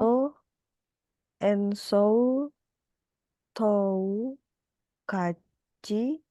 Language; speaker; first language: Korean; non-native, learner; Indonesian